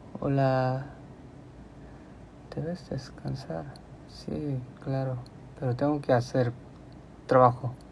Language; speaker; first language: Spanish; non-native, learner; Korean